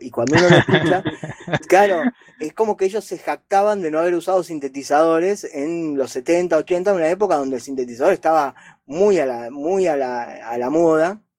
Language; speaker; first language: Spanish; native; Spanish